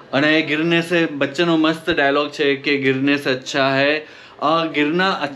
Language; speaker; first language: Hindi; non-native, local second language; Gujarati